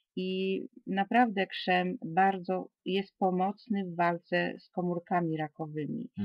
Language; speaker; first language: Polish; native; Polish